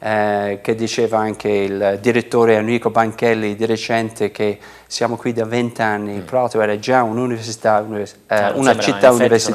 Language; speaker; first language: Italian; non-native, fluent; English